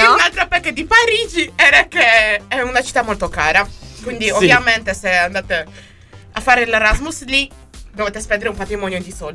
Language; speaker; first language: Italian; native; Italian